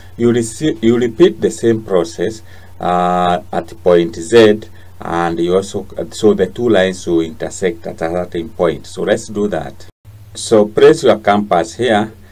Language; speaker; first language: English; non-native, local second language; Swahili